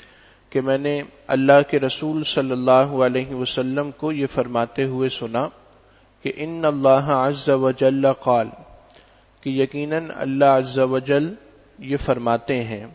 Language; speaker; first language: Urdu; native; Urdu